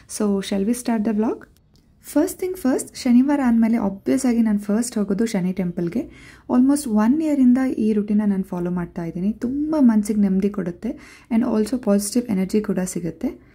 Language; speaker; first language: Kannada; native; Kannada